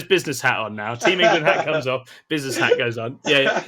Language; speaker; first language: English; native; English